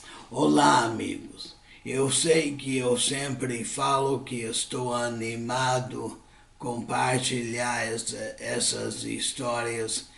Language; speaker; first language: Portuguese; non-native, fluent; English